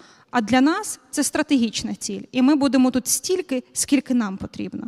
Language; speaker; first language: Ukrainian; native; Ukrainian